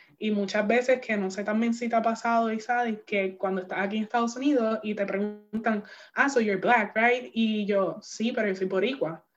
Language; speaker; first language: Spanish; native; Spanish